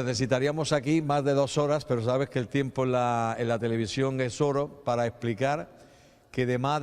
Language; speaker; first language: Spanish; native; Spanish